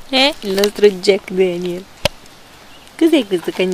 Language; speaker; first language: Italian; native; Italian